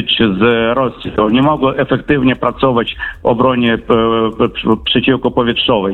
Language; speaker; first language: Polish; non-native, fluent; Ukrainian